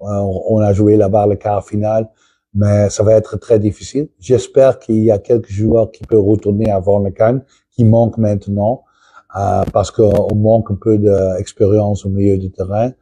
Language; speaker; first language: French; non-native, fluent; Dutch